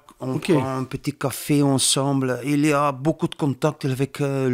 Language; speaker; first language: French; non-native, learner; Dutch